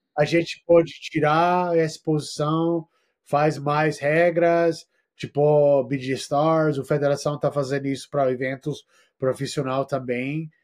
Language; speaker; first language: Portuguese; non-native, learner; English